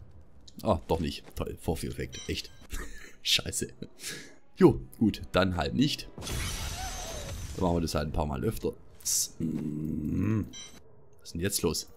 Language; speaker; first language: German; native; German